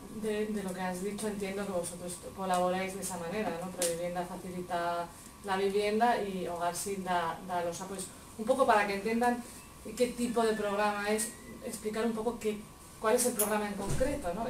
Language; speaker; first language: Spanish; native; Spanish